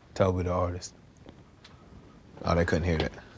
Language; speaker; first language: English; early bilingual, other home language; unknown